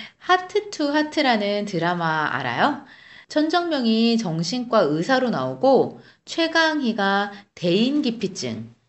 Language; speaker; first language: Korean; native; Korean